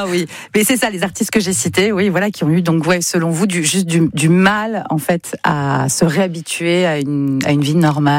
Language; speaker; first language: French; native; French